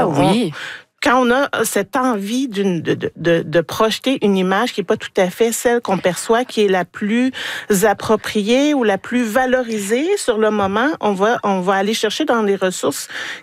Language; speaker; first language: French; native; French